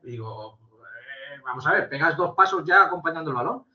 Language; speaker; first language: Spanish; native; Spanish